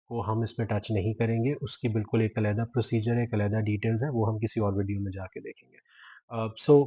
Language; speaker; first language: Hindi; non-native, local second language; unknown